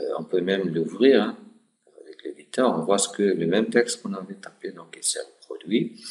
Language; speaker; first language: French; non-native, local second language; Arabic